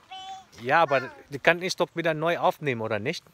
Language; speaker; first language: German; non-native, fluent; Filipino